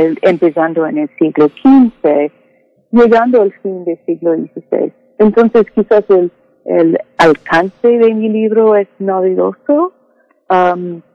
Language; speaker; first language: Spanish; non-native, fluent; English